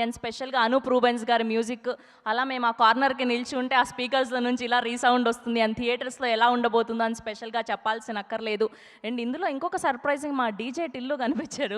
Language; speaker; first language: Telugu; native; Telugu